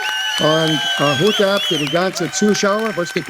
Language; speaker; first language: German; non-native, fluent; English